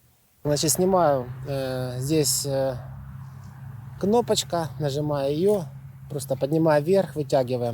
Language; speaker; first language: Russian; native; Russian